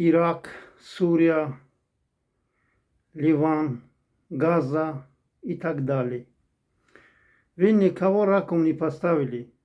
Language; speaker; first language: Russian; non-native, fluent; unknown